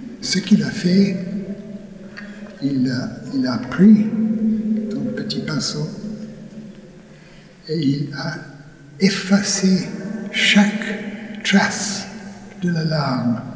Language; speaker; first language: French; non-native, learner; English